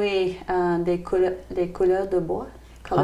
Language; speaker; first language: French; non-native, local second language; English